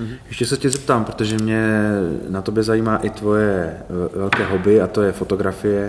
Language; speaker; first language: Czech; native; Czech